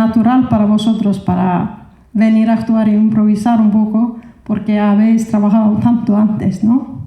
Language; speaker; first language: Spanish; non-native, fluent; Icelandic